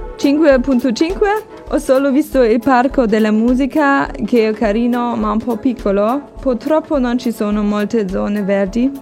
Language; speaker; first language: Italian; non-native, learner; German